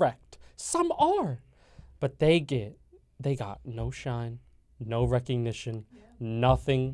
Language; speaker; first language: English; native; English